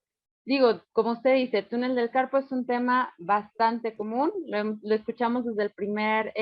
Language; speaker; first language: Spanish; native; Spanish